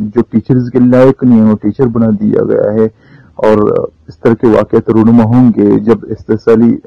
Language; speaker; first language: Urdu; non-native, local second language; Baluchi